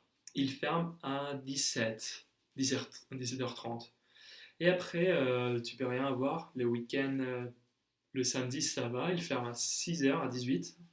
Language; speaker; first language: French; non-native, fluent; Spanish